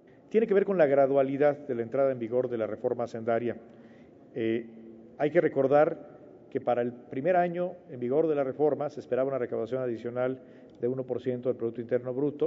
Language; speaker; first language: Spanish; native; Spanish